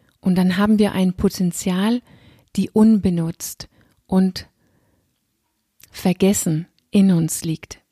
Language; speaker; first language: German; non-native, fluent; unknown